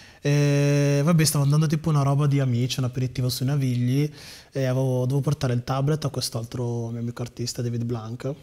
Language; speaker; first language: Italian; early bilingual, other home language; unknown